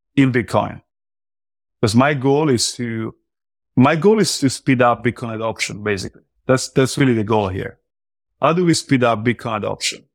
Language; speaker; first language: English; non-native, fluent; Italian